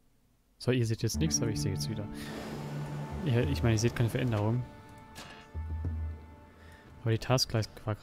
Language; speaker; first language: German; native; German